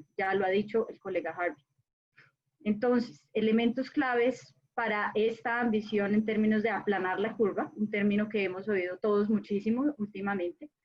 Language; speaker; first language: Spanish; native; Spanish